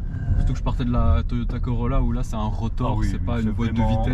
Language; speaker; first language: French; native; French